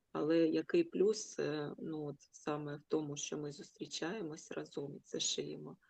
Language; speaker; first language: Ukrainian; non-native, local second language; Russian